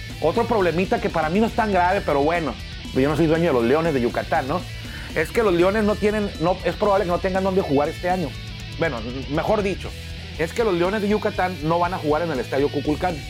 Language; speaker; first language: Spanish; native; Spanish